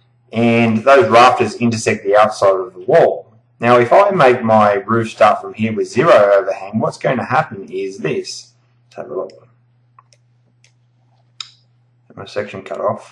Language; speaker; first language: English; native; English